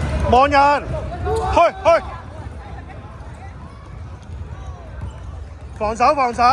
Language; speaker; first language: Cantonese; native; Cantonese